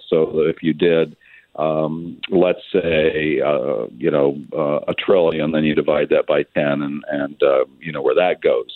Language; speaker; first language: English; native; English